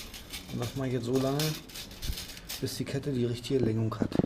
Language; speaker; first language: German; native; German